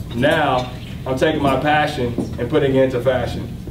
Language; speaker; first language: English; native; English